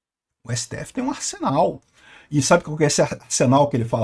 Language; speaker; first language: Portuguese; native; Portuguese